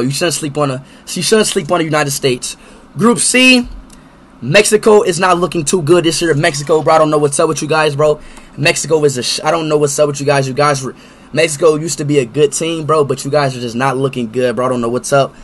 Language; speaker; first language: English; native; English